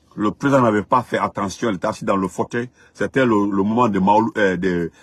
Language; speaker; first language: French; non-native, local second language; Fula